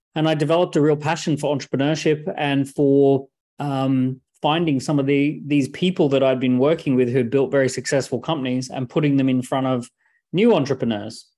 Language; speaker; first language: English; native; English